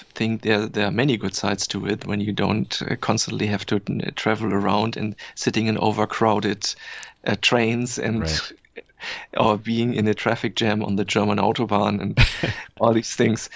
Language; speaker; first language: English; non-native, fluent; German